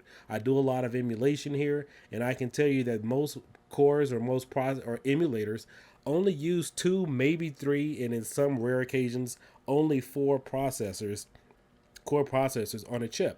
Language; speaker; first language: English; native; English